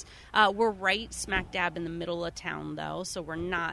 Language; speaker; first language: English; native; English